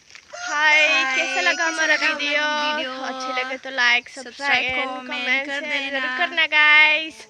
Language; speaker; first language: Hindi; non-native, local second language; Bodo